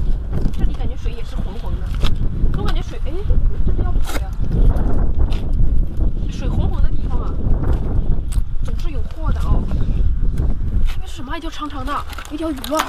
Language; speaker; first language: Chinese; native; Chinese